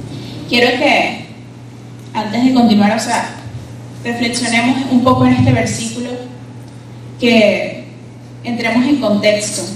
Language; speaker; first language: Spanish; native; Spanish